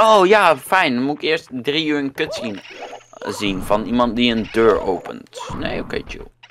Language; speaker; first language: Dutch; native; Dutch